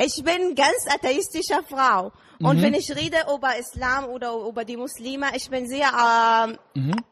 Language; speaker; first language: German; non-native, learner; Arabic